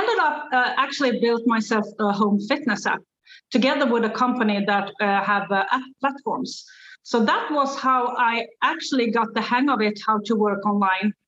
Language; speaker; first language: English; non-native, fluent; Swedish